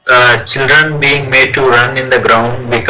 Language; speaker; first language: English; non-native, learner; Telugu